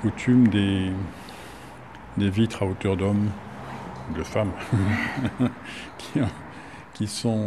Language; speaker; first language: French; native; French